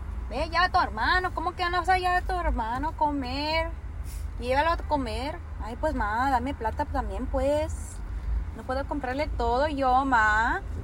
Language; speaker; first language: Spanish; early bilingual, other home language; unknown